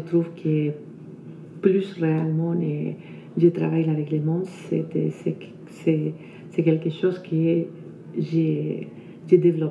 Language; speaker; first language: French; non-native, fluent; Spanish